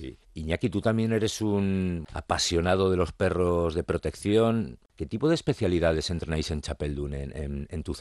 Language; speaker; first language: Spanish; native; Spanish